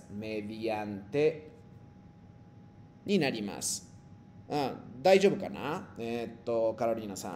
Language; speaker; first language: Japanese; non-native, fluent; Spanish